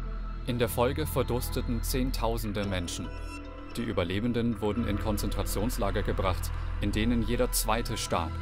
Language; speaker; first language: German; native; German